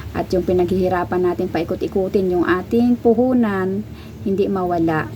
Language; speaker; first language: Filipino; non-native, local second language; Cebuano